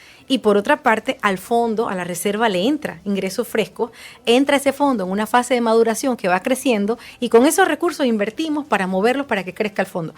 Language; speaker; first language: Spanish; native; Spanish